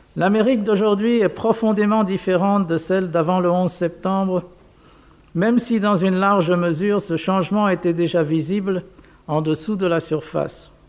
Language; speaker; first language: French; non-native, fluent; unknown